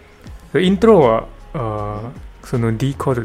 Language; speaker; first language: Japanese; non-native, learner; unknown